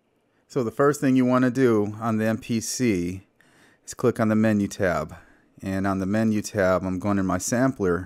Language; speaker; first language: English; native; English